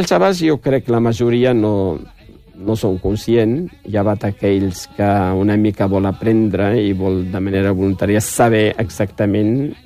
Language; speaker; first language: Catalan; non-native, fluent; Riffian